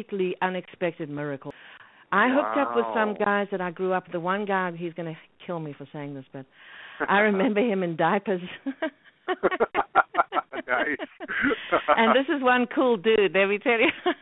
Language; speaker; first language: English; native; English